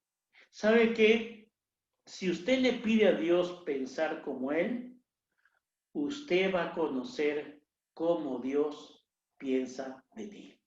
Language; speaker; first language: Spanish; native; Spanish